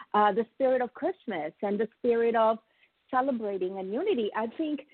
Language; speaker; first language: English; non-native, fluent; Italian